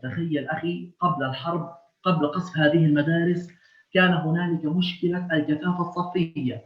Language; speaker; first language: Arabic; native; Arabic